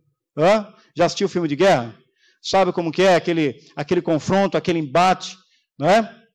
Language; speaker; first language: Portuguese; native; Portuguese